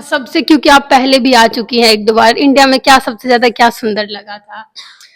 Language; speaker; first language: Hindi; native; Hindi